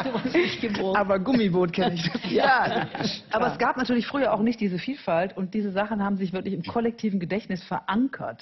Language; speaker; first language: German; native; German